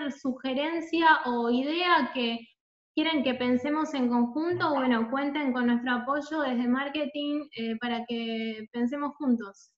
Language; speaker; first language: Spanish; native; Spanish